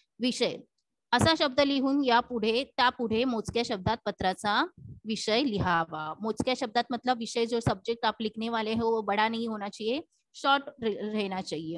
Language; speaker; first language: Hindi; non-native, local second language; Marathi